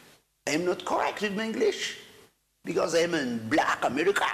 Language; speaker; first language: English; non-native, learner; Malagasy